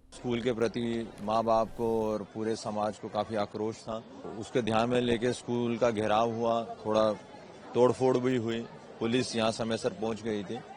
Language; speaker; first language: Hindi; non-native, local second language; Gujarati